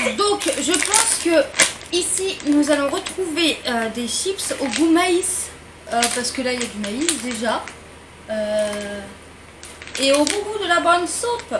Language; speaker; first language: French; native; French